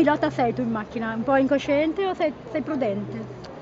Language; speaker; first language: Italian; native; Italian